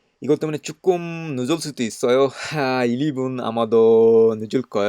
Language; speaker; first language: Korean; non-native, learner; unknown